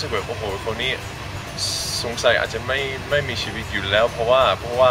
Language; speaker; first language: Thai; non-native, fluent; Dutch